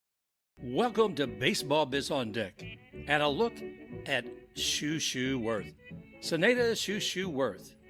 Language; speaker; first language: English; native; English